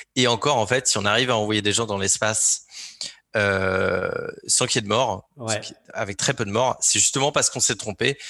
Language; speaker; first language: French; native; French